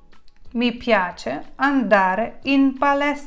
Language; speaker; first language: Italian; non-native, fluent; Ukrainian